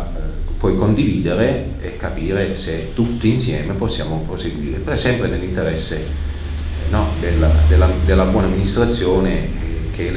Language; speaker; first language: Italian; native; Italian